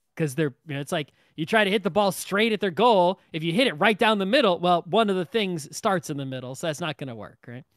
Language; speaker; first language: English; native; English